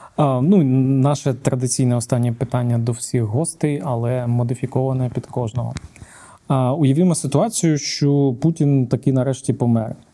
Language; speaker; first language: Ukrainian; native; Ukrainian